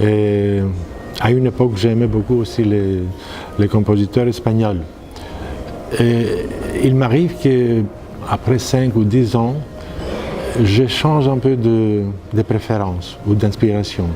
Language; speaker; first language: French; non-native, fluent; Greek